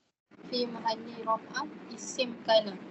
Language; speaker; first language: Arabic; non-native, learner; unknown